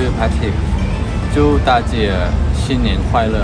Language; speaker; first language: Chinese; non-native, learner; Thai